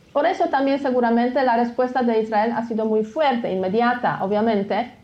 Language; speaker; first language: Spanish; non-native, fluent; Polish